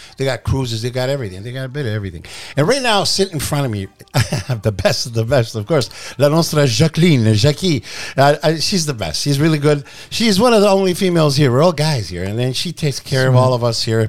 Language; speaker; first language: English; early bilingual, other home language; Italian